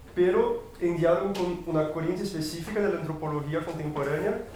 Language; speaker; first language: Spanish; non-native, fluent; Portuguese